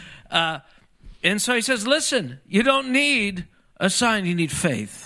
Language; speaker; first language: English; native; English